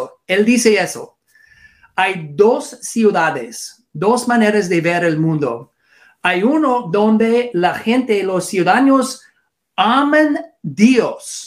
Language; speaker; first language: Spanish; non-native, learner; English